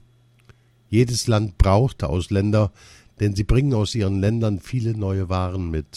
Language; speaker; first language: German; early bilingual, other home language; Arabic